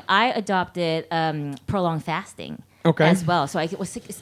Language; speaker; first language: English; non-native, local second language; Cantonese